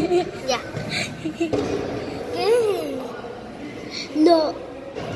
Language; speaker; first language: Spanish; early bilingual, heritage; Spanish